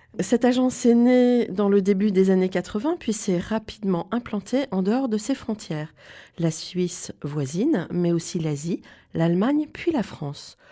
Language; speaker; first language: French; native; French